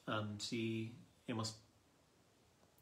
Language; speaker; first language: Spanish; non-native, learner; English